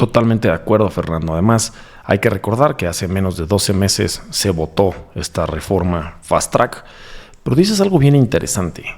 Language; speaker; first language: Spanish; native; Spanish